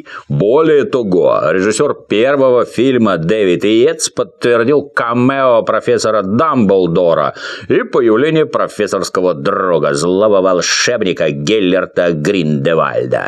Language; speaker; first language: Russian; native; Russian